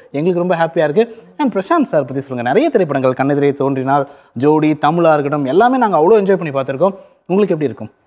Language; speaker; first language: Tamil; native; Tamil